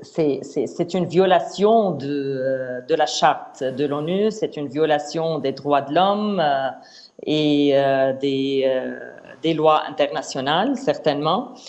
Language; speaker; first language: French; non-native, fluent; Arabic